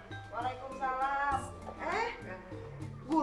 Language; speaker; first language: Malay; non-native, local second language; Sundanese